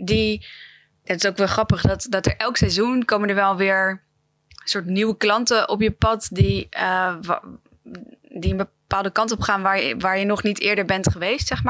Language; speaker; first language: Dutch; native; Dutch